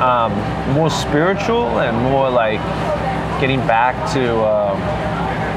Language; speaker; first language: English; native; English